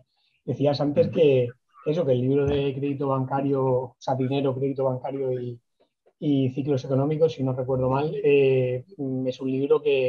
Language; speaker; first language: Spanish; native; Spanish